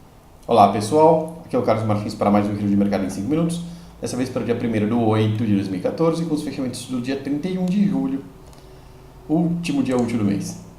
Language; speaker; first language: Portuguese; native; Portuguese